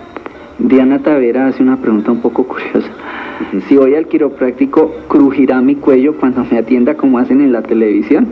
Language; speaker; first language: Spanish; native; Spanish